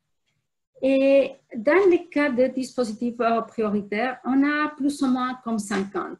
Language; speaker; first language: French; non-native, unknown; Spanish